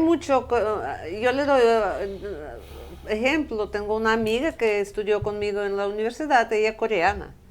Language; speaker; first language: Spanish; non-native, fluent; Russian